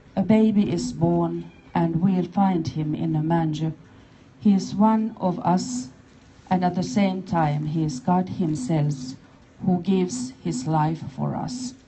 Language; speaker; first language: English; non-native, fluent; Finnish